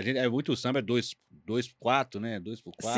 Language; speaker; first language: Portuguese; native; Portuguese